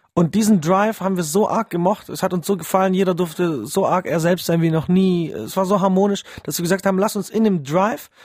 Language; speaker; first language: German; early bilingual, other home language; Polish